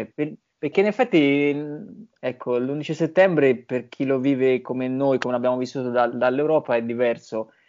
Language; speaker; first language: Italian; native; Italian